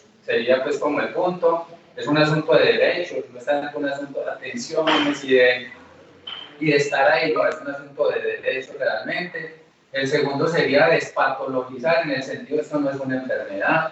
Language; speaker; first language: Spanish; native; Spanish